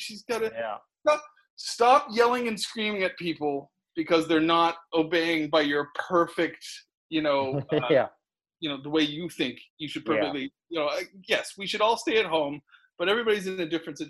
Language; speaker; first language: English; native; English